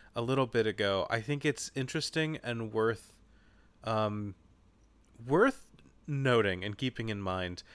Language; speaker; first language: English; native; English